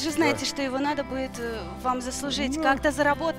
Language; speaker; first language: Russian; native; Russian